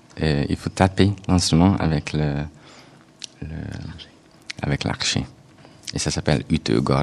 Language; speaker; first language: French; non-native, fluent; Hungarian